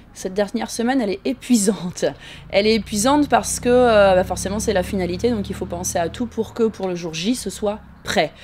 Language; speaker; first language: French; native; French